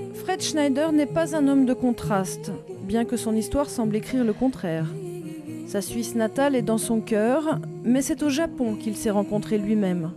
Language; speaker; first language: French; native; French